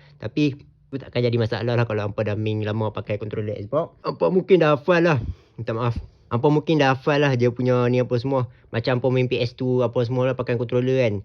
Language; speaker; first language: Malay; native; Malay